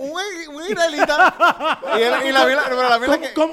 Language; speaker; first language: Spanish; native; Spanish